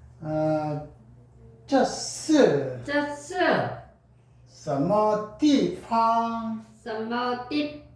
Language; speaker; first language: Chinese; non-native, learner; Korean